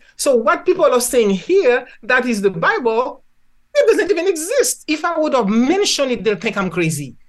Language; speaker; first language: English; non-native, fluent; Haitian Creole